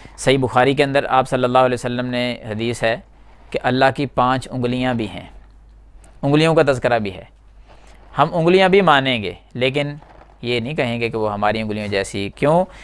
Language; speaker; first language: Urdu; native; Urdu